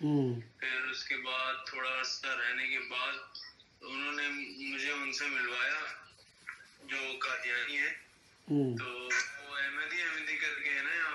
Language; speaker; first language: Urdu; native; Urdu